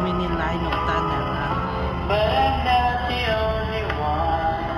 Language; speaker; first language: English; non-native, learner; Filipino